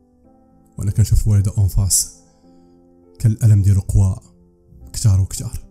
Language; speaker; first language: Arabic; native; Arabic